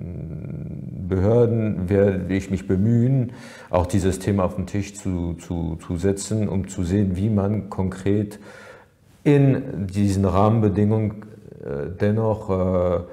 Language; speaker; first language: German; non-native, fluent; French